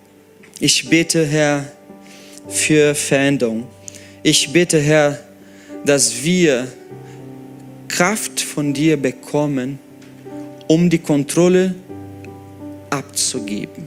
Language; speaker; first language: German; non-native, fluent; Portuguese